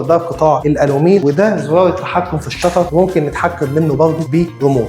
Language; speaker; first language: Arabic; native; Arabic